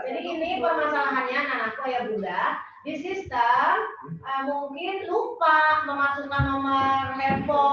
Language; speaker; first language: Indonesian; native; Indonesian